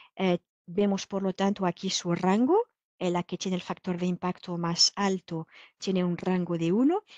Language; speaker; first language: Spanish; non-native, fluent; French